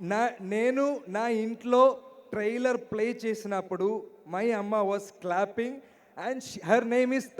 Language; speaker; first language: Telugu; non-native, learner; Malayalam